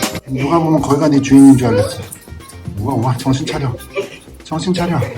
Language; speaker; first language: Korean; native; Korean